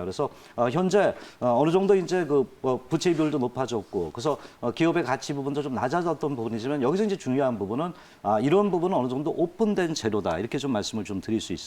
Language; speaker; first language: Korean; native; Korean